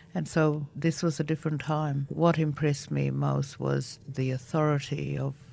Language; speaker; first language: English; non-native, local second language; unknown